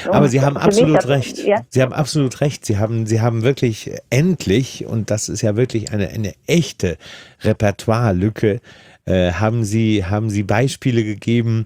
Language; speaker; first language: German; native; German